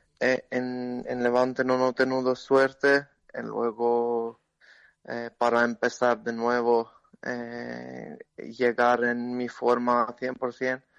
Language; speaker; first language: Spanish; non-native, learner; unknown